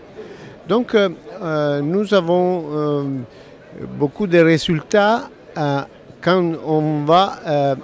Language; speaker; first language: French; non-native, learner; Italian